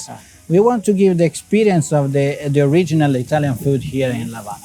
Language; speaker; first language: English; non-native, fluent; Italian